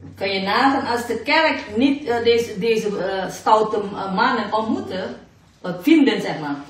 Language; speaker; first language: Dutch; non-native, fluent; Indonesian